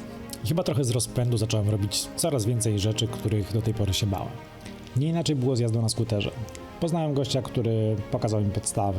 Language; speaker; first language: Polish; native; Polish